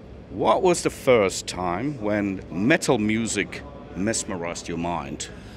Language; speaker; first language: English; non-native, fluent; Finnish